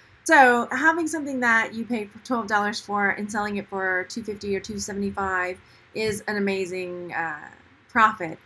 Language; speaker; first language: English; native; English